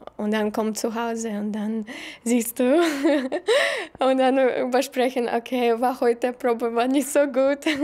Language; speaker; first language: German; non-native, learner; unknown